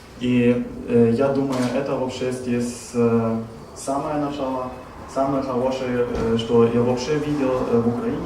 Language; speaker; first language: Russian; non-native, learner; German